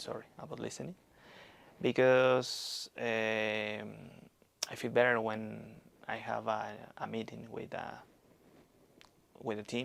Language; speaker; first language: English; non-native, learner; Spanish